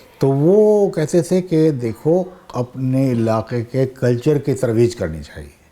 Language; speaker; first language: Urdu; non-native, local second language; Saraiki